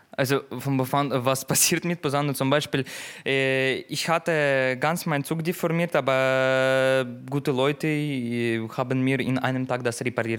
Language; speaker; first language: German; non-native, learner; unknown